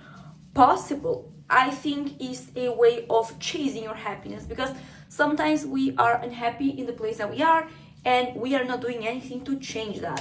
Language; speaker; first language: English; non-native, fluent; Spanish